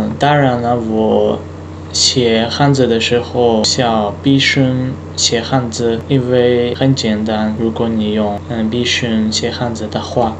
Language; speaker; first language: Chinese; non-native, learner; Tajik